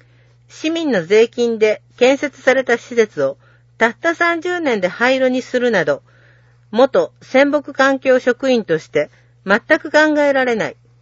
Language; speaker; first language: Japanese; native; Japanese